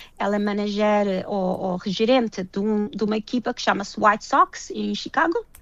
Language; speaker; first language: Portuguese; early bilingual, heritage; Portuguese